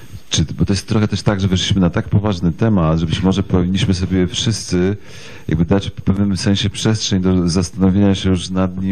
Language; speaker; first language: Polish; native; Polish